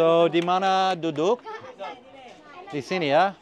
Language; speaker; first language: Indonesian; non-native, learner; English